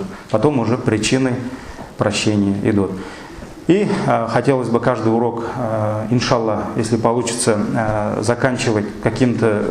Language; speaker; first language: Russian; non-native, local second language; Tatar